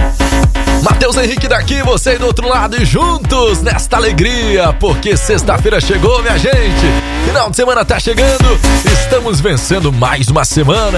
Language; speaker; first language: Portuguese; native; Portuguese